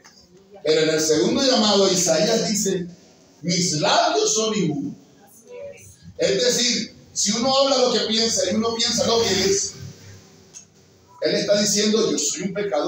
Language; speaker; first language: Spanish; native; Spanish